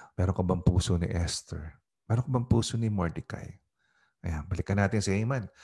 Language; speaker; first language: Filipino; non-native, local second language; Pampanga